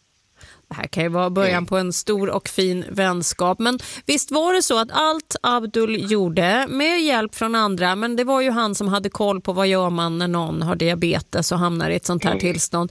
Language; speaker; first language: Swedish; native; Swedish